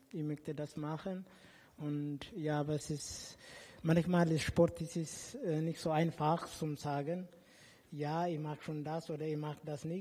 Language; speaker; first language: German; non-native, fluent; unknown